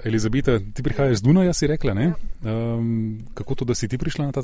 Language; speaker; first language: Slovenian; native; Slovenian